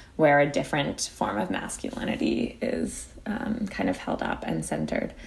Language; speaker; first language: English; native; English